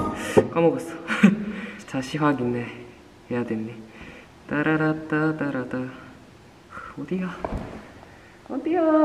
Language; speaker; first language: Korean; non-native, fluent; Japanese